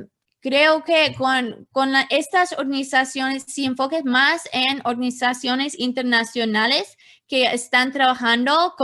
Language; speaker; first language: Spanish; non-native, fluent; English